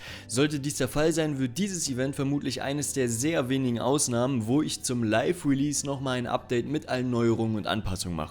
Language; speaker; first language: German; native; German